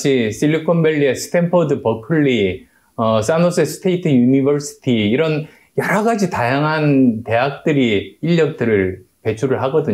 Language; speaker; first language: Korean; native; Korean